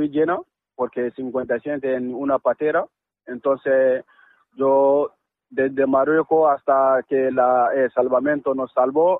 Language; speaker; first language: Spanish; non-native, learner; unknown